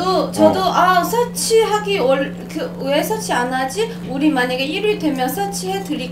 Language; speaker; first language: Korean; non-native, fluent; Chinese